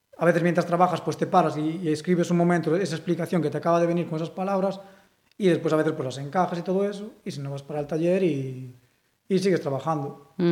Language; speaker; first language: Spanish; non-native, local second language; Galician